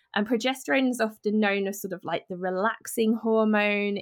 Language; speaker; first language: English; native; English